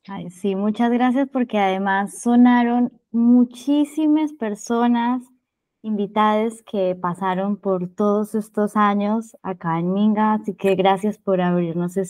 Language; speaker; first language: Spanish; native; Spanish